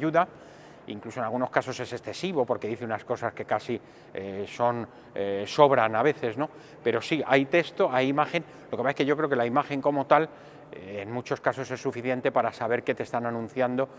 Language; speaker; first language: Spanish; native; Spanish